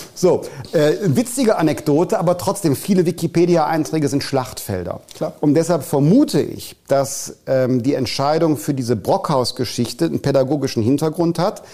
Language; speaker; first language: German; native; German